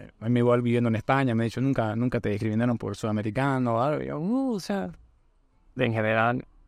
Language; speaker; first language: Spanish; native; Spanish